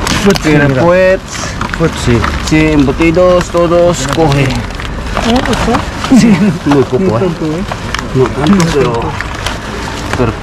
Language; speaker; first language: Spanish; non-native, learner; Filipino